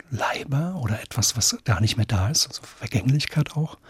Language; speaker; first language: German; native; German